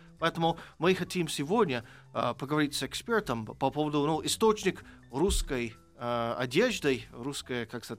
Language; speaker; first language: Russian; non-native, fluent; English